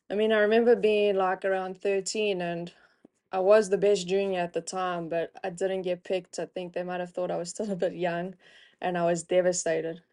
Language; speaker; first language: English; native; English